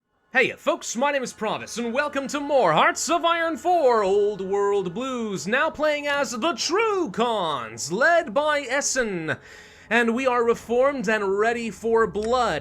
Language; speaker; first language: English; native; English